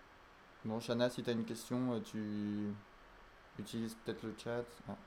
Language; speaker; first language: French; native; French